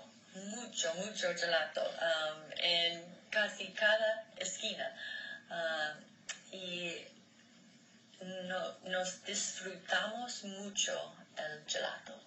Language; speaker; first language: Spanish; non-native, learner; English